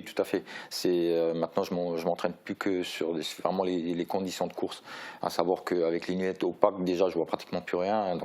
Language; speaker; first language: French; native; French